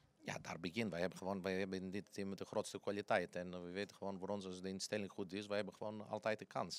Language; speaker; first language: Dutch; non-native, fluent; Greek